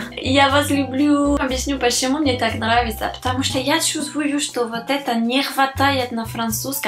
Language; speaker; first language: Russian; non-native, fluent; French